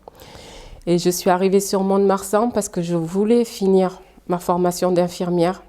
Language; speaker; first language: French; early bilingual, other home language; Fula